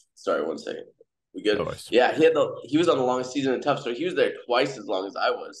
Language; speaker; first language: English; native; English